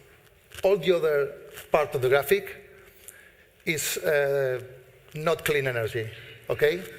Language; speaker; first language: English; non-native, fluent; Spanish